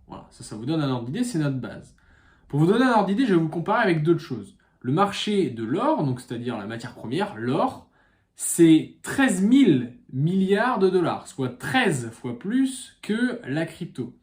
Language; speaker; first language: French; native; French